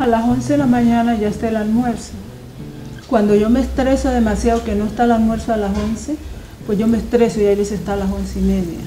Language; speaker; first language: Spanish; native; Spanish